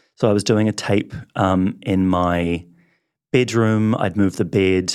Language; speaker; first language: English; native; English